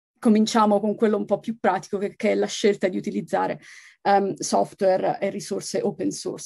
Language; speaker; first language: Italian; native; Italian